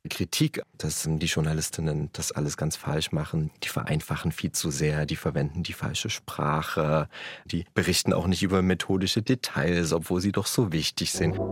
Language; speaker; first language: German; native; German